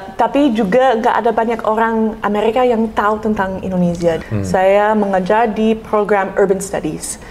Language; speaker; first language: Indonesian; non-native, fluent; English